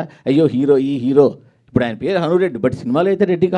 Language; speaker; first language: Telugu; native; Telugu